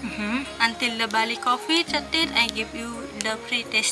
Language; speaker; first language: English; non-native, learner; Indonesian